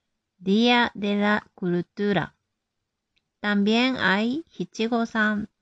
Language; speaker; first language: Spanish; non-native, fluent; Japanese